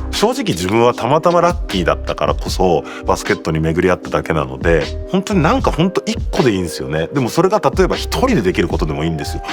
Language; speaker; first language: Japanese; native; Japanese